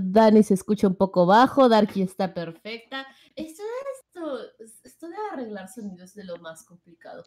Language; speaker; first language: Spanish; native; Spanish